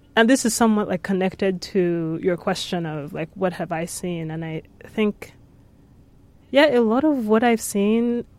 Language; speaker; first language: English; non-native, local second language; Yoruba